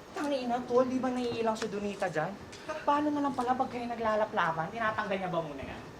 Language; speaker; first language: Filipino; non-native, local second language; Pampanga